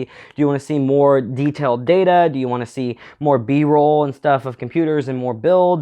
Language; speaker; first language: English; native; English